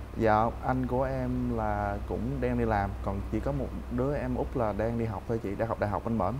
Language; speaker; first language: Vietnamese; native; Vietnamese